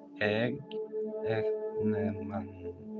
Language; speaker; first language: Icelandic; non-native, learner; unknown